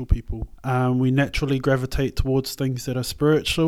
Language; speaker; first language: English; native; English